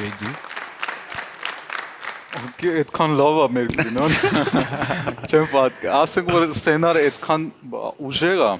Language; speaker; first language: Armenian; non-native, learner; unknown